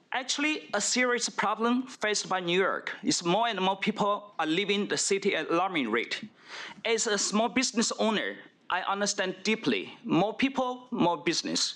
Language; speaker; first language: English; non-native, fluent; Chinese